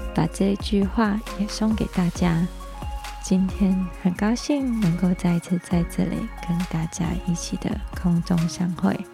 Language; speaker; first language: Chinese; non-native, local second language; Cantonese